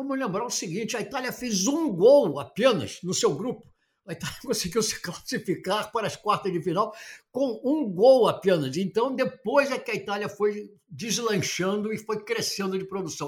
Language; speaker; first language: Portuguese; native; Portuguese